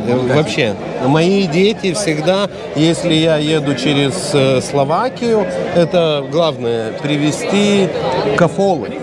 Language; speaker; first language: Russian; non-native, local second language; Lithuanian